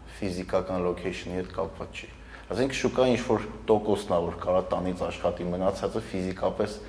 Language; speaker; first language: Armenian; native; Armenian